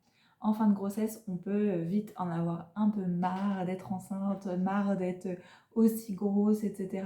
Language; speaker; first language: French; native; French